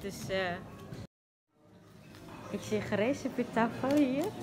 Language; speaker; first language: Dutch; non-native, learner; Indonesian